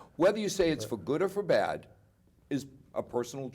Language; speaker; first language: English; native; English